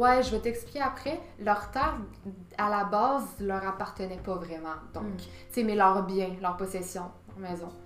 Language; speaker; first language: French; native; French